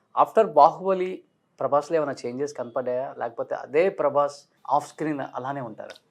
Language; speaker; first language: Telugu; native; Telugu